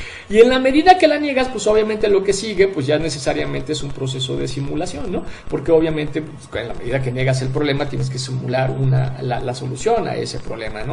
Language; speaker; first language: Spanish; native; Spanish